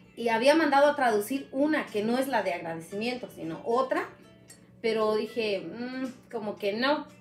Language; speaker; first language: Spanish; non-native, local second language; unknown